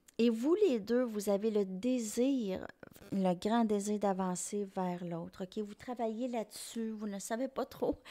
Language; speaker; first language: French; native; French